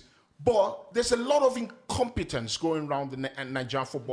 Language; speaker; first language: English; non-native, local second language; Ibibio